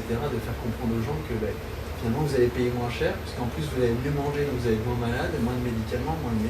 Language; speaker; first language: French; native; French